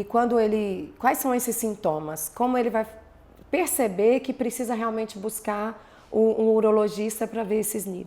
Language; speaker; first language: Portuguese; native; Portuguese